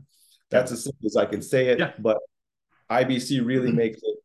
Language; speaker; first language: English; early bilingual, other home language; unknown